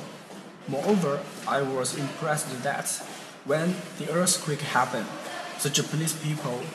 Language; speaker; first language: English; non-native, learner; Chinese